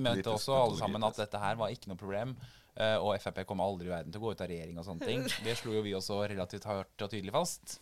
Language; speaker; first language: Norwegian; native; Norwegian